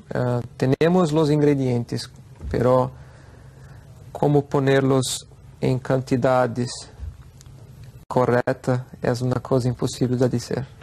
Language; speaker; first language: Spanish; non-native, learner; Portuguese